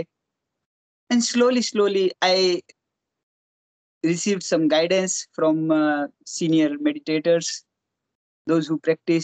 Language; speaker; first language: English; non-native, local second language; Hindi